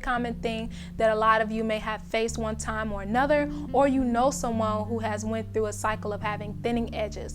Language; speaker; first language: English; native; English